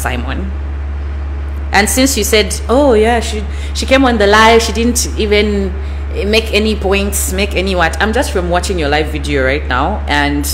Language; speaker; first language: English; non-native, local second language; Bemba